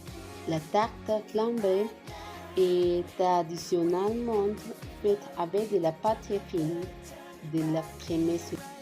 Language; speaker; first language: French; non-native, learner; Spanish